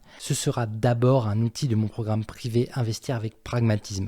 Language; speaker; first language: French; native; French